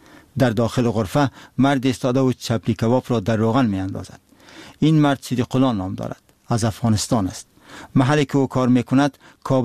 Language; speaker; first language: Persian; native; Persian